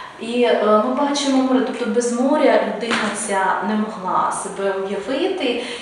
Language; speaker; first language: Ukrainian; native; Ukrainian